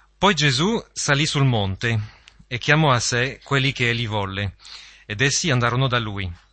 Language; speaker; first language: Italian; native; Italian